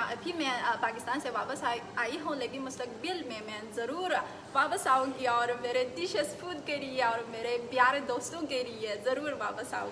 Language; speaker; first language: Hindi; non-native, fluent; Chinese